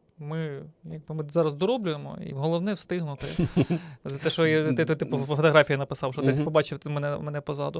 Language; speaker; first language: Ukrainian; native; Ukrainian